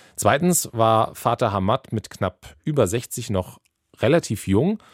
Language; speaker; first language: German; native; German